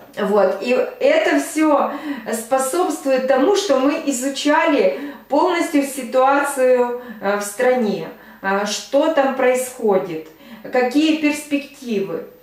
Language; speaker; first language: Russian; native; Russian